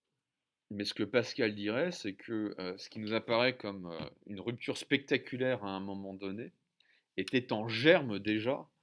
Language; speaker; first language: French; native; French